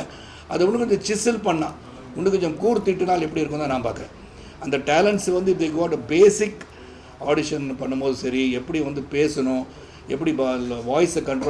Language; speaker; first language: Tamil; native; Tamil